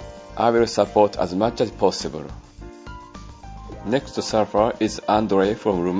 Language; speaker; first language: English; non-native, learner; Japanese